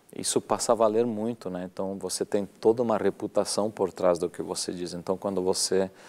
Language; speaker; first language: Portuguese; native; Portuguese